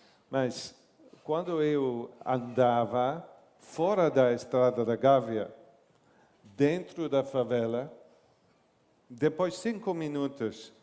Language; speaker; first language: Portuguese; non-native, learner; English